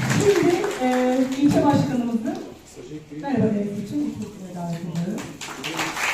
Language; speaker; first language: Turkish; native; Turkish